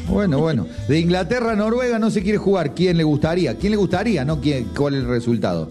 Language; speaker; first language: Spanish; native; Spanish